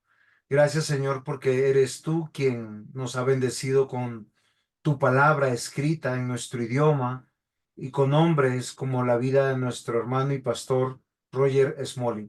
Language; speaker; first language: Spanish; native; Spanish